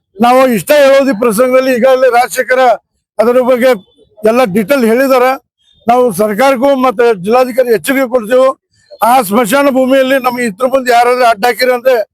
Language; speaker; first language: Kannada; native; Kannada